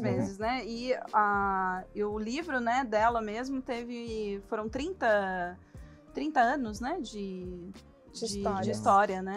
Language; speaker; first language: Portuguese; native; Portuguese